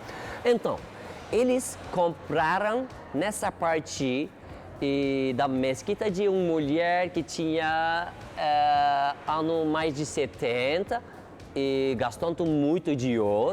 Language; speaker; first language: Portuguese; non-native, learner; Turkish